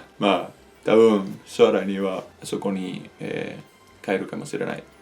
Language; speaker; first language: Japanese; non-native, learner; Spanish